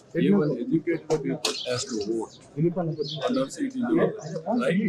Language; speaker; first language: English; non-native, local second language; Telugu